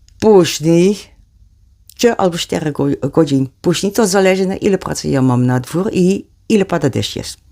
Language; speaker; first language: Polish; non-native, learner; Dutch